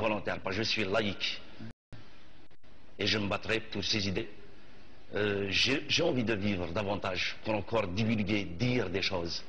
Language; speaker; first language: French; non-native, local second language; Kabyle